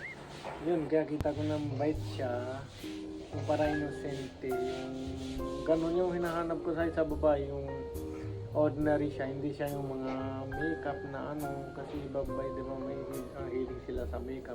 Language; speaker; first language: Filipino; non-native, learner; Punjabi